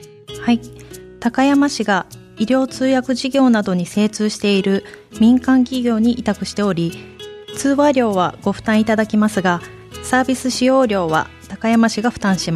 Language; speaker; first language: Japanese; native; Japanese